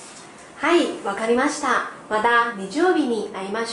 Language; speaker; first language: Japanese; non-native, learner; Korean